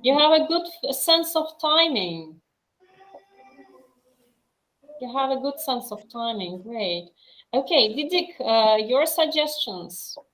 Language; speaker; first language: English; non-native, fluent; Russian